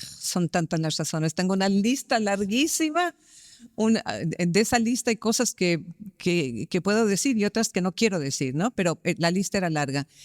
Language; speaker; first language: Spanish; early bilingual, heritage; Spanish